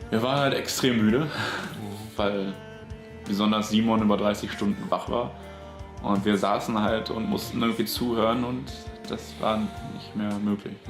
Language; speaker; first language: German; native; German